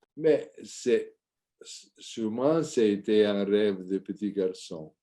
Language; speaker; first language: French; non-native, learner; Italian